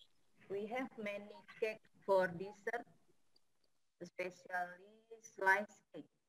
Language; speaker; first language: English; non-native, learner; Indonesian